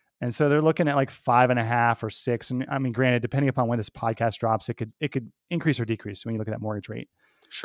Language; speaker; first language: English; native; English